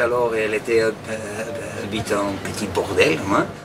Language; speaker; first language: French; non-native, fluent; Spanish